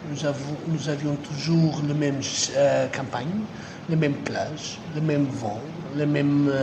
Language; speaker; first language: French; non-native, fluent; Portuguese